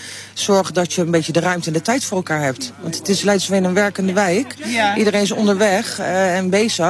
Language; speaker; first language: Dutch; native; Dutch